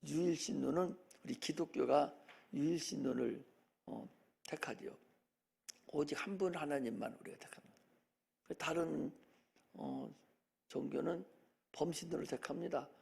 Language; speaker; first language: Korean; native; Korean